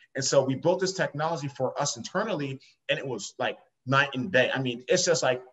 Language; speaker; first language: English; native; English